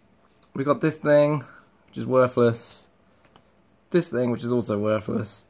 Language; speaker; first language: English; native; English